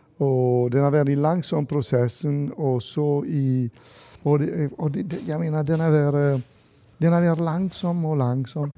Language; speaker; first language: Danish; non-native, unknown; Italian